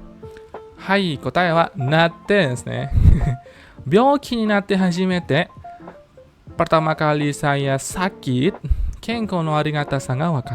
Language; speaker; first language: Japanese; non-native, fluent; Indonesian